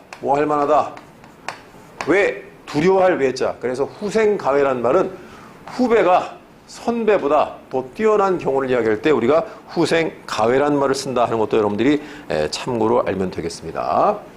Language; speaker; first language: Korean; native; Korean